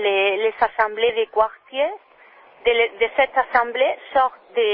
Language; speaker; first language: French; non-native, learner; Spanish